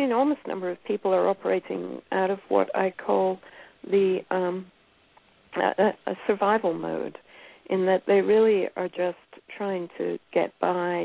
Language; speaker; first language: English; native; English